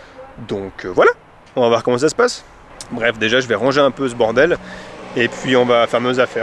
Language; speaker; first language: French; native; French